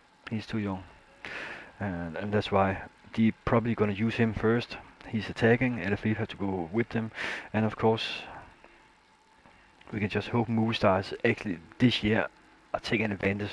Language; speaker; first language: English; non-native, fluent; Danish